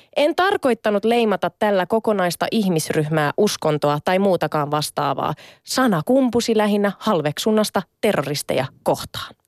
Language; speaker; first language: Finnish; early bilingual, other home language; Sinhala